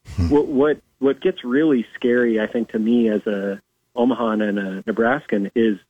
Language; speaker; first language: English; native; English